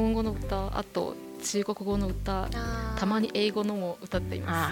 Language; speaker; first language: Japanese; non-native, fluent; Chinese